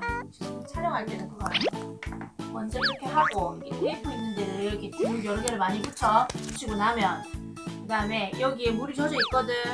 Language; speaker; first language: Korean; native; Korean